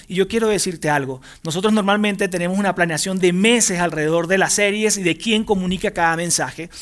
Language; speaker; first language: Spanish; native; Spanish